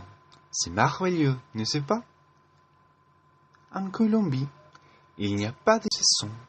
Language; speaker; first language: French; non-native, learner; Spanish